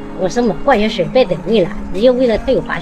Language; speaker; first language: Chinese; native; Chinese